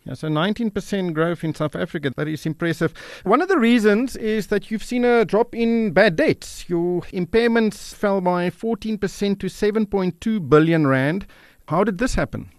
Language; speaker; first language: English; non-native, local second language; Afrikaans